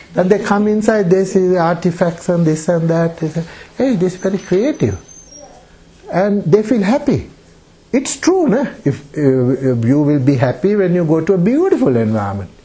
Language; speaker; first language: English; non-native, local second language; Sinhala